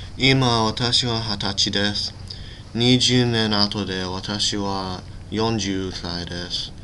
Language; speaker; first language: Japanese; non-native, learner; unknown